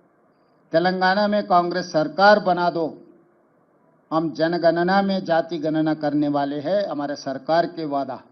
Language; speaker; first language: Hindi; non-native, local second language; Telugu